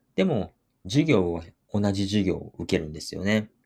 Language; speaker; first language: Japanese; native; Japanese